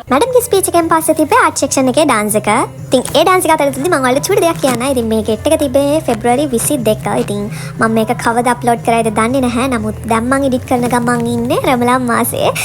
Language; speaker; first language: Sinhala; non-native, local second language; Tamil